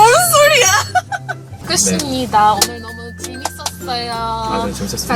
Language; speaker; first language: Korean; non-native, fluent; English